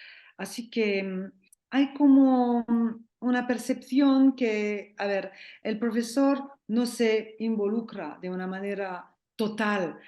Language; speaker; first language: Spanish; non-native, fluent; French